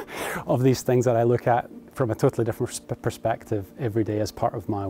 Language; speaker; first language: English; native; English